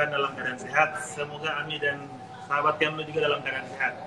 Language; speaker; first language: Indonesian; native; Indonesian